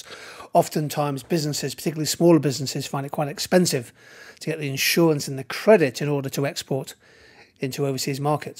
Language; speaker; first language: English; native; English